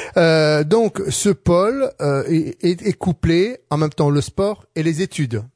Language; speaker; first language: French; native; French